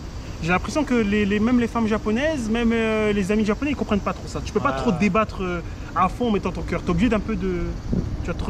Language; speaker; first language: French; native; French